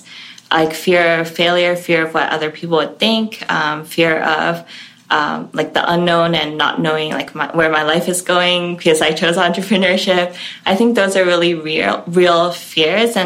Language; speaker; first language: English; non-native, local second language; Cantonese